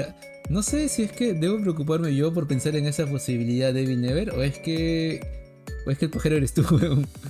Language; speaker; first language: Spanish; native; Spanish